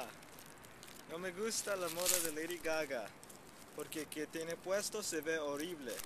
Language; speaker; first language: Spanish; non-native, learner; English